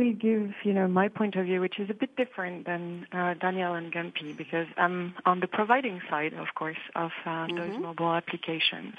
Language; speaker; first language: English; non-native, fluent; French